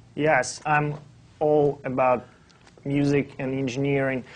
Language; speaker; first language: English; non-native, fluent; Russian